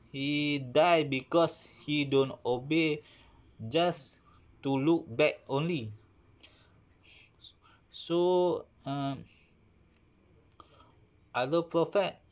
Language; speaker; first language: English; non-native, learner; Malay